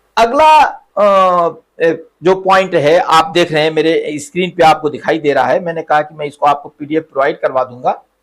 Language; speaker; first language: Hindi; native; Hindi